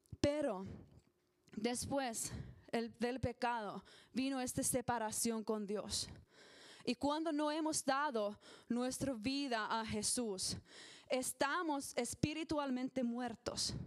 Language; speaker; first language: Spanish; non-native, learner; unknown